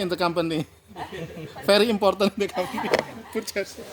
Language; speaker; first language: English; non-native, learner; Indonesian